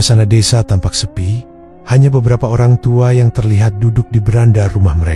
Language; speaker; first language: Indonesian; native; Indonesian